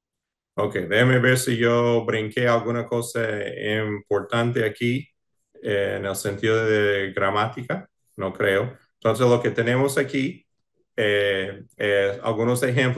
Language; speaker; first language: Spanish; non-native, fluent; English